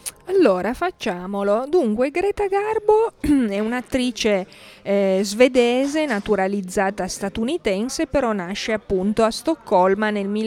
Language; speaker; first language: Italian; native; Italian